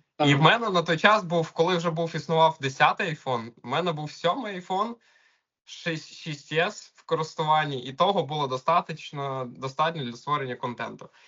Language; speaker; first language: Ukrainian; non-native, local second language; Russian